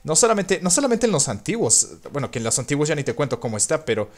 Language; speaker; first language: Spanish; native; Spanish